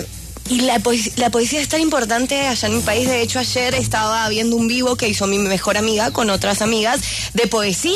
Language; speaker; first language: Spanish; native; Spanish